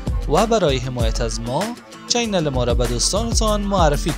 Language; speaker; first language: Persian; native; Persian